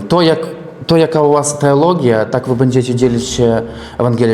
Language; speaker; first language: Polish; non-native, learner; Russian